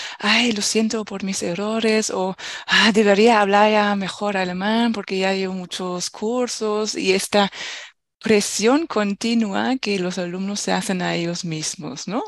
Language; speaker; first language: Spanish; non-native, fluent; German